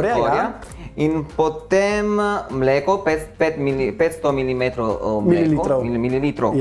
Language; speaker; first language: Slovenian; non-native, learner; Italian